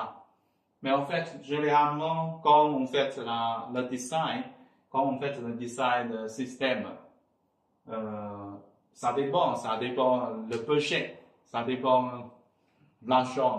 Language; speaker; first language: French; non-native, fluent; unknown